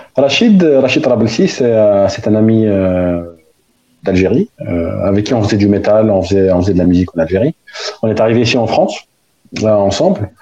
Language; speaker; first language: French; non-native, local second language; Arabic